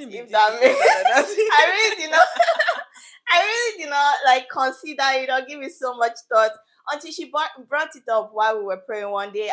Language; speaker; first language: English; non-native, local second language; Yoruba